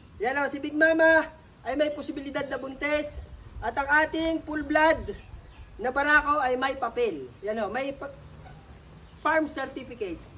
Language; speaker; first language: Filipino; native; Filipino